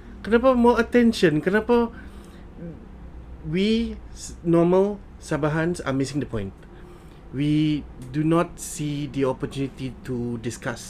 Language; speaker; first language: English; non-native, local second language; Malay